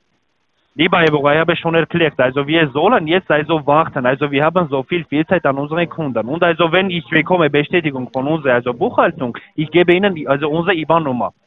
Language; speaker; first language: German; non-native, learner; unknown